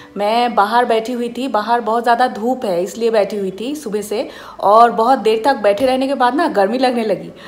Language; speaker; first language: Hindi; native; Hindi